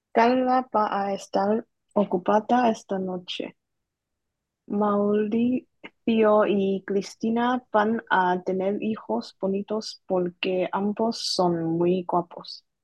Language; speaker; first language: Spanish; non-native, learner; Chinese